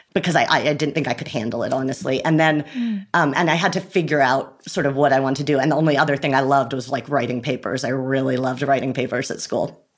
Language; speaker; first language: English; native; English